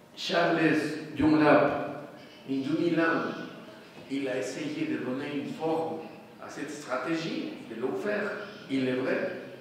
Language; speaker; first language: French; non-native, fluent; Spanish